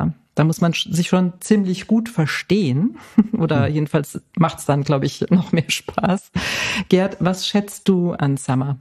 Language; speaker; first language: German; native; German